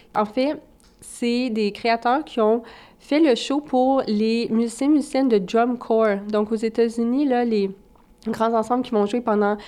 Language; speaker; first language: French; native; French